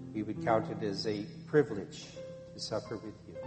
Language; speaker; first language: English; native; English